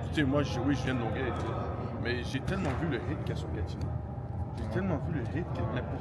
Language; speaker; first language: French; native; French